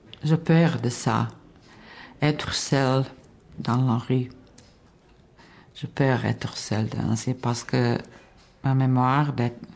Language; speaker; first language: French; non-native, learner; Bosnian